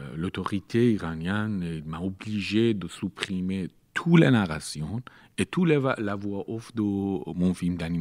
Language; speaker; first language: French; non-native, learner; Persian